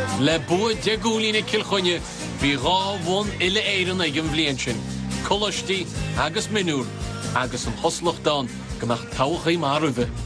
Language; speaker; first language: Irish; native; Irish